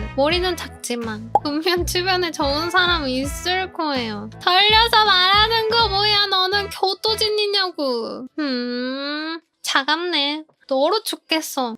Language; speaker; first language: Korean; non-native, fluent; Japanese